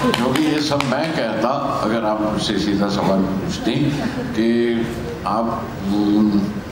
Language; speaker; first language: Hindi; native; Hindi